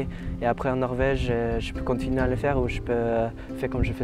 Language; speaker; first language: French; non-native, fluent; Norwegian